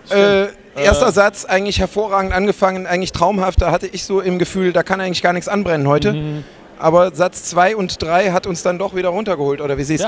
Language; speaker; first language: German; native; German